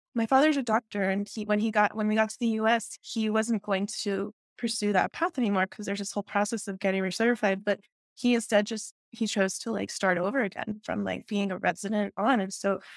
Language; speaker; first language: English; early bilingual, other home language; Spanish